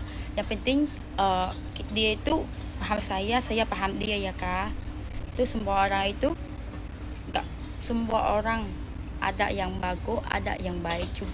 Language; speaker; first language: Indonesian; non-native, fluent; Khmer